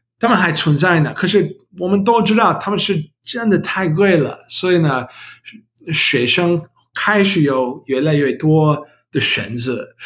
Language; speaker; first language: Chinese; non-native, learner; English